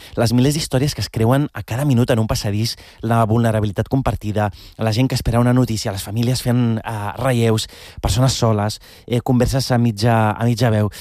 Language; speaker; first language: Catalan; early bilingual, other home language; Arabic